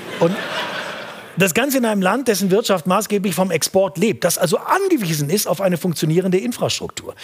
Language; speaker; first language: German; native; German